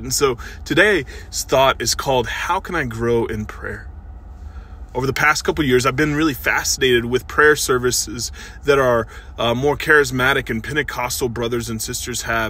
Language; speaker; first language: English; native; English